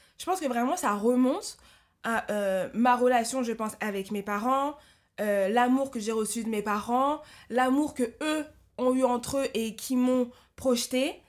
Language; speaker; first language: French; early bilingual, other home language; Lingala